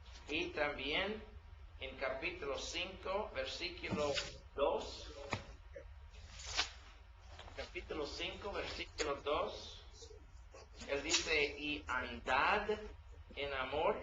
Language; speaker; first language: Spanish; non-native, learner; English